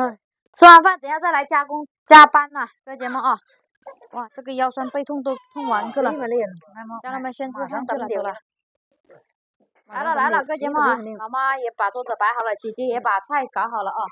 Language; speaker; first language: Chinese; native; Chinese